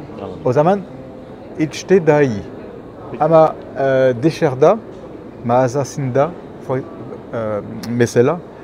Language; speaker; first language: Turkish; non-native, learner; French